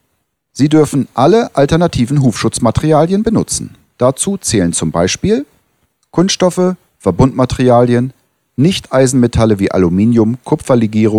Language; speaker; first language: German; native; German